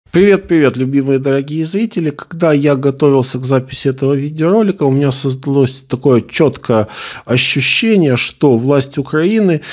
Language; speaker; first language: Russian; native; Russian